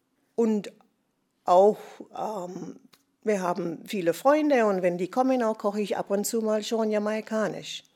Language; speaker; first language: German; non-native, fluent; English